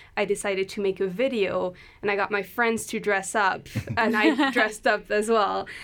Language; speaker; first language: English; non-native, fluent; French